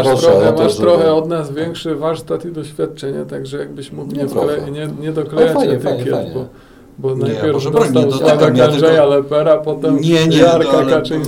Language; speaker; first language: Polish; native; Polish